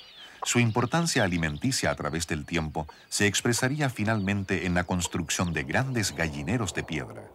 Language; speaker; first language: Spanish; native; Spanish